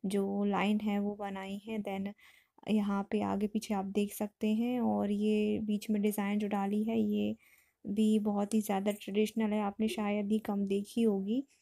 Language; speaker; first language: Hindi; native; Hindi